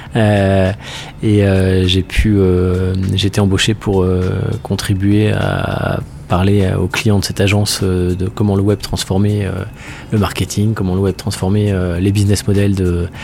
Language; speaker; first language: French; native; French